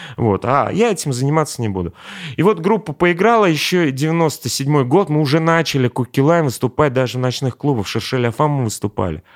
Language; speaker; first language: Russian; native; Russian